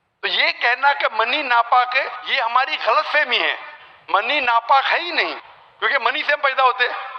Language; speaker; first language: Urdu; non-native, local second language; Konkani